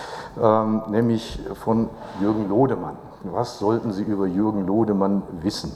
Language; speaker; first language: German; native; German